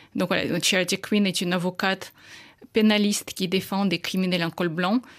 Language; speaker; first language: French; non-native, fluent; Russian